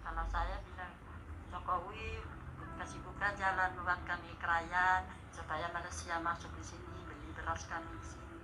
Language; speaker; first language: Indonesian; non-native, local second language; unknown